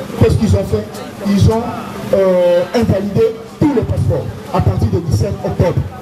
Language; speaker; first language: French; non-native, local second language; Lingala